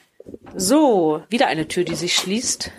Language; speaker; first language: German; native; German